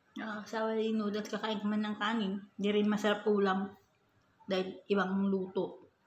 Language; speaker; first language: Filipino; native; Filipino